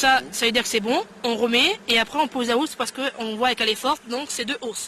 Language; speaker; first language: French; native; French